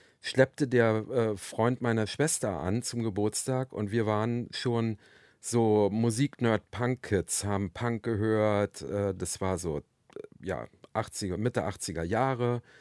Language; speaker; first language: German; native; German